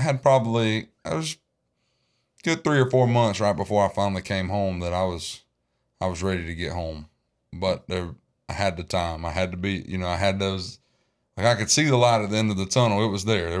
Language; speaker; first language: English; native; English